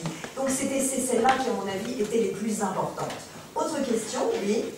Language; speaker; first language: French; native; French